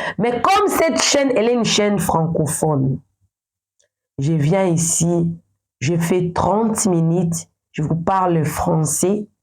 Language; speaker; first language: French; non-native, local second language; Lingala